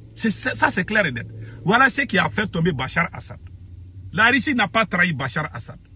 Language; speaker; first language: French; non-native, local second language; Bambara